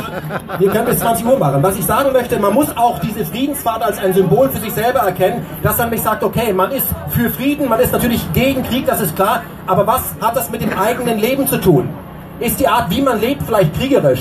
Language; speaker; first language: German; native; German